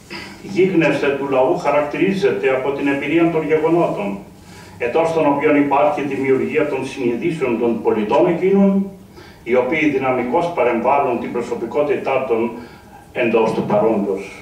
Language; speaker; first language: Greek; native; Greek